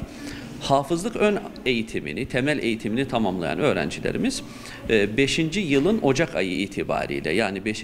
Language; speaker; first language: Turkish; native; Turkish